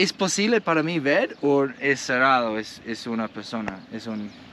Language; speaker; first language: Spanish; non-native, learner; English